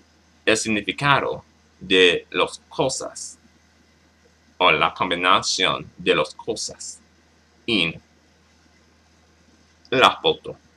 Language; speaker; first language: Spanish; non-native, learner; English